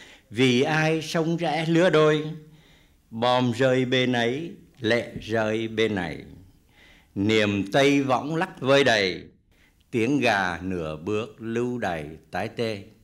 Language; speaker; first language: Vietnamese; native; Vietnamese